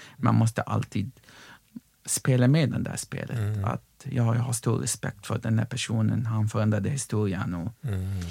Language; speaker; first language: Swedish; non-native, fluent; Arabic